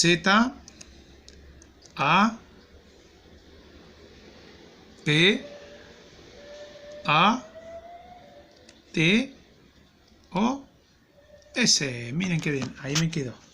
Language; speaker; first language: Spanish; native; Spanish